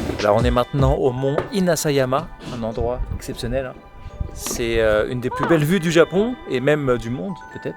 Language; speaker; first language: French; native; French